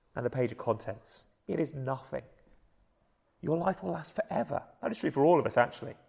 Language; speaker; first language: English; native; English